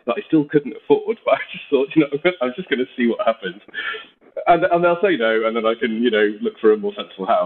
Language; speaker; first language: English; native; English